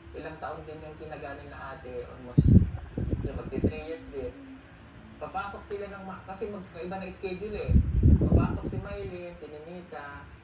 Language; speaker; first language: Filipino; native; Filipino